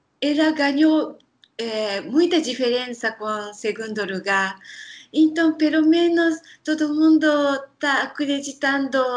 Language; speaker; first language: Portuguese; non-native, learner; Japanese